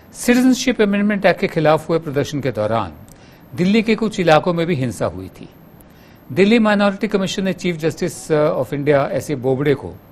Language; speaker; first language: Hindi; native; Hindi